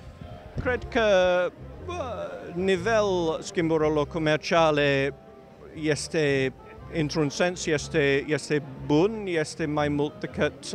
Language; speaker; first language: Romanian; non-native, learner; English